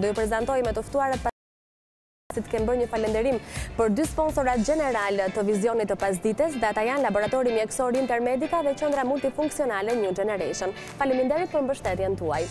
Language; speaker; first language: Albanian; native; Albanian